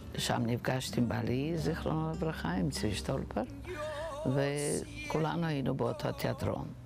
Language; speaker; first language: Hebrew; non-native, fluent; Yiddish